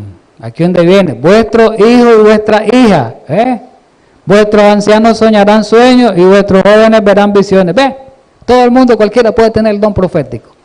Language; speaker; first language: Spanish; native; Spanish